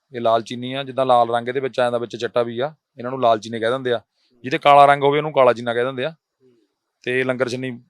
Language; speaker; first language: Punjabi; native; Punjabi